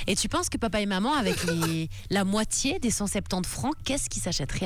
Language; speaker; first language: French; native; French